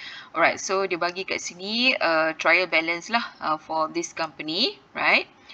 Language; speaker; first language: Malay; native; Malay